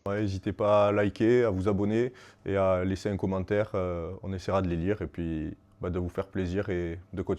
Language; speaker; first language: French; native; French